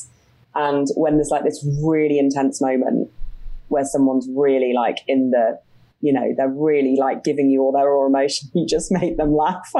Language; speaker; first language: English; native; English